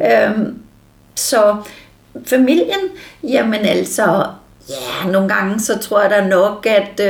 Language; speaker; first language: Danish; native; Danish